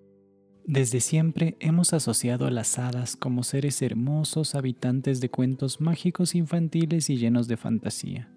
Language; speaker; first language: Spanish; native; Spanish